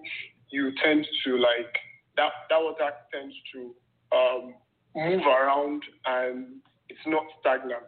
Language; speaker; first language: English; non-native, local second language; Yoruba